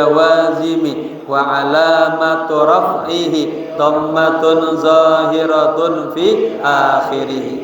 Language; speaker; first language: Arabic; non-native, fluent; Indonesian